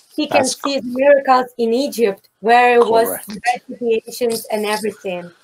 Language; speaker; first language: English; non-native, fluent; Ukrainian